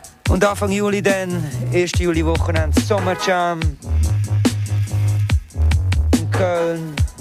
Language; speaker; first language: German; native; German